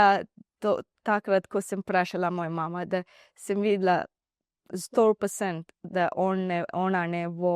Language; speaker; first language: Slovenian; non-native, learner; Divehi